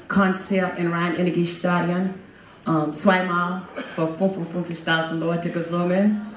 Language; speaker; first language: German; non-native, fluent; English